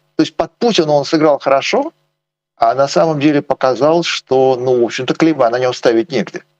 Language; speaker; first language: Russian; native; Russian